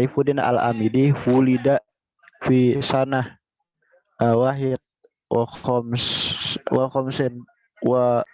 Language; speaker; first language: Arabic; non-native, learner; Indonesian